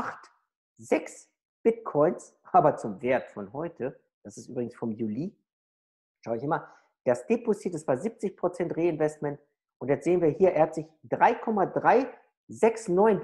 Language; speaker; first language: German; native; German